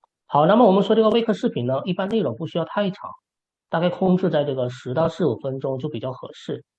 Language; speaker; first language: Chinese; native; Chinese